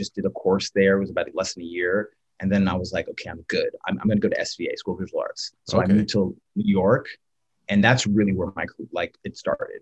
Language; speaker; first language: English; native; English